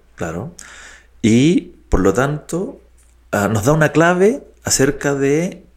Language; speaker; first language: Spanish; native; Spanish